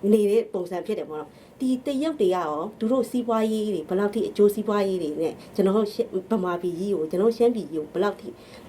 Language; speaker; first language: Burmese; non-native, local second language; Shan